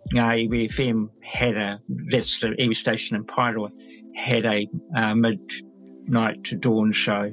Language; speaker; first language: English; native; English